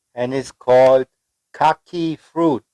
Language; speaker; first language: English; non-native, fluent; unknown